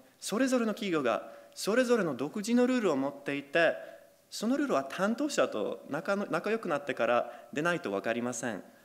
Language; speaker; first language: Japanese; non-native, fluent; Polish